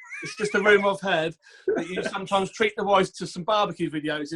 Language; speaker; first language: English; native; English